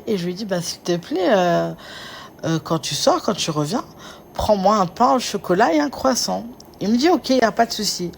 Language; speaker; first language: French; native; French